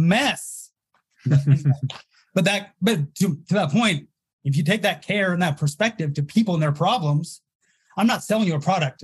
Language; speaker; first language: English; native; English